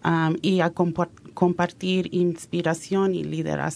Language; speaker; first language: Spanish; early bilingual, heritage; Spanish